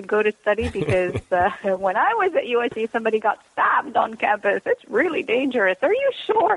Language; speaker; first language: English; non-native, fluent; Arabic